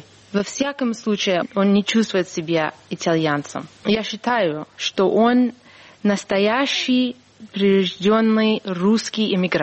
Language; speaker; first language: Russian; non-native, fluent; English